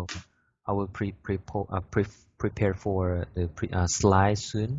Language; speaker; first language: English; non-native, fluent; Korean